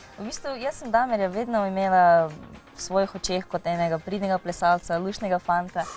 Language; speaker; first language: Slovenian; non-native, fluent; Ukrainian